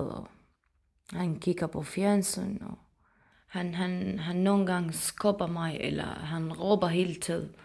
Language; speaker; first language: Danish; non-native, fluent; Arabic